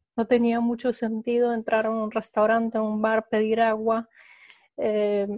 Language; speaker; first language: Spanish; non-native, fluent; Polish